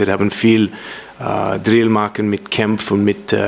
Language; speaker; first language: German; non-native, learner; English